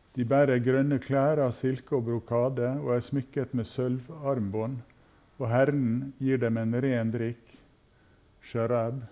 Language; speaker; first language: Norwegian; native; Norwegian